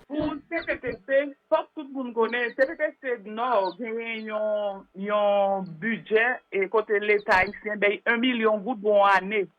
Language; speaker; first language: Haitian Creole; native; Haitian Creole